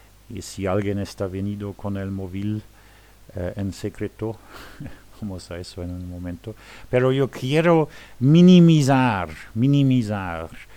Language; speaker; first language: Spanish; non-native, fluent; Luxembourgish